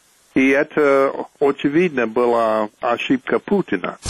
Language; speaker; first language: Russian; non-native, fluent; English